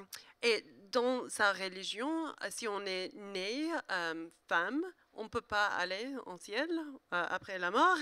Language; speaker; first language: French; non-native, learner; English